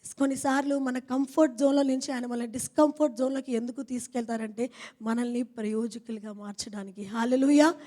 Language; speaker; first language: Telugu; non-native, fluent; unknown